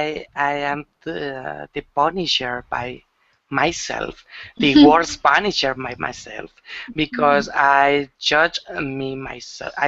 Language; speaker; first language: English; non-native, learner; Spanish